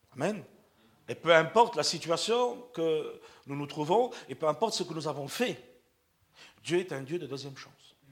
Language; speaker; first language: French; native; French